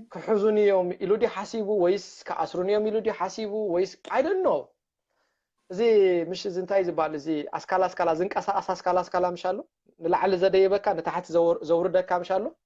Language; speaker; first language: Tigrinya; native; Tigrinya